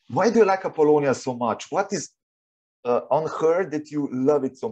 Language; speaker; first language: English; non-native, fluent; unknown